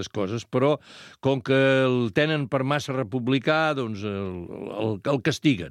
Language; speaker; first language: Catalan; native; Catalan